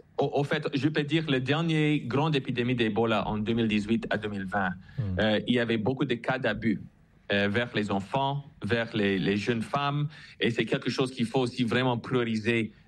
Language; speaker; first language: French; non-native, local second language; English